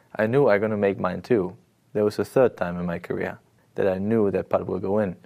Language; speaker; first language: English; non-native, fluent; German